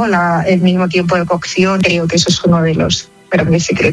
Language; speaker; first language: Spanish; native; Spanish